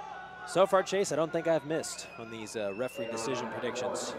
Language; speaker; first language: English; native; English